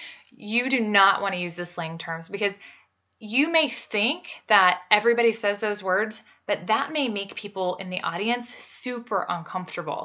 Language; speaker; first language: English; native; English